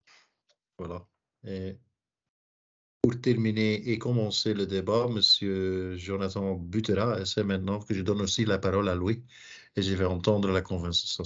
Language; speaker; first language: French; non-native, local second language; Dutch